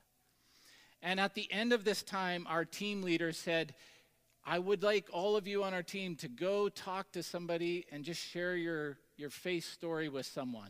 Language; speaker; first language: English; native; English